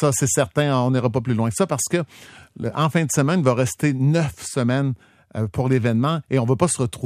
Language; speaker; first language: French; native; French